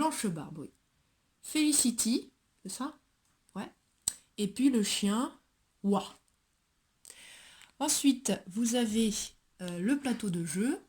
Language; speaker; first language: French; native; French